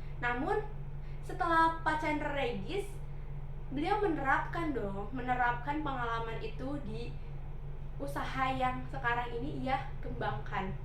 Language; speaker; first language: Indonesian; native; Indonesian